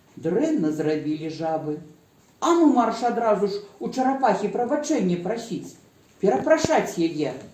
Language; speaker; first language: Belarusian; non-native, local second language; Russian